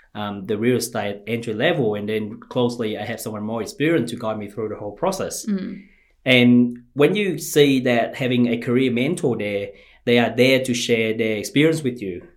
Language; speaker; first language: English; non-native, fluent; Vietnamese